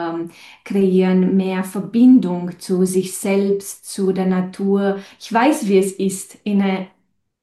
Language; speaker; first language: German; non-native, fluent; Romanian